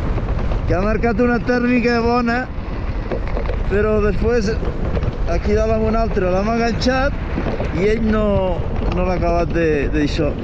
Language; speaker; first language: Catalan; native; Catalan